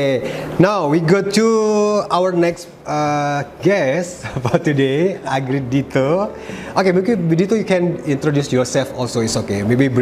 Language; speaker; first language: English; non-native, learner; Indonesian